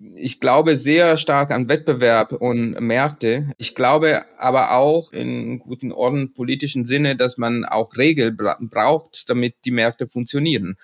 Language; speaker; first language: German; non-native, fluent; Italian